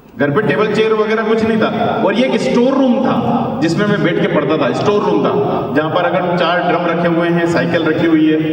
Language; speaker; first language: Hindi; native; Hindi